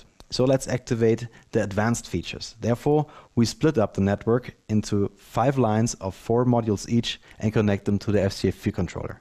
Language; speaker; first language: English; non-native, fluent; German